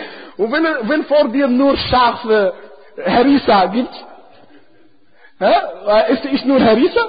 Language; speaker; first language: German; non-native, fluent; Arabic